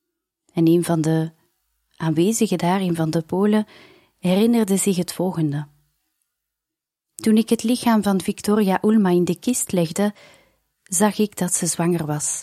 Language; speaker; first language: Dutch; native; Dutch